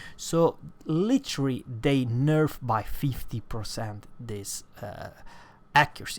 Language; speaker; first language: English; non-native, fluent; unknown